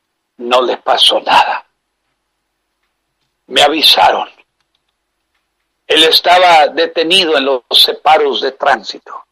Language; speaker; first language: Spanish; native; Spanish